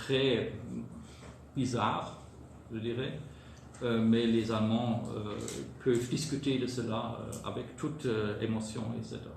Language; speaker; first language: French; non-native, fluent; German